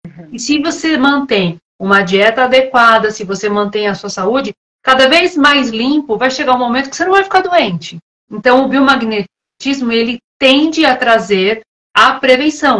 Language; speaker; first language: Portuguese; native; Portuguese